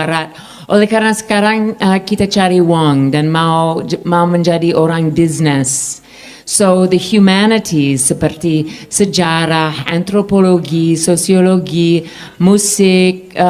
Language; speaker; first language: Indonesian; non-native, fluent; English